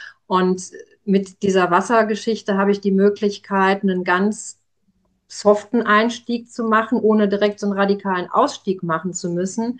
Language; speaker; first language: German; native; German